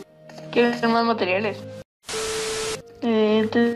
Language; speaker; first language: Spanish; native; Spanish